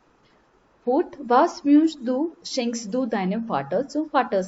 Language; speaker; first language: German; non-native, learner; Marathi